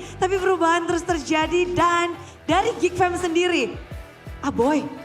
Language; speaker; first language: Indonesian; native; Indonesian